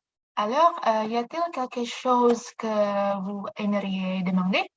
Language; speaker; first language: French; non-native, learner; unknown